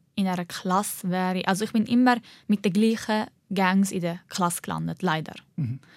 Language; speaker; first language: German; early bilingual, heritage; Arabic